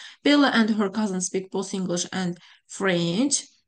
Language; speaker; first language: English; non-native, fluent; Azerbaijani